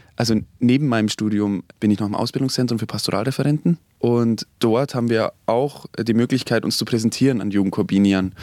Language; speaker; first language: German; native; German